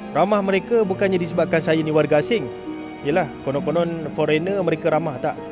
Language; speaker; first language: Malay; native; Malay